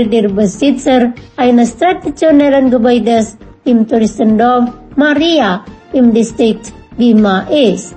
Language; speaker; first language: German; non-native, fluent; Indonesian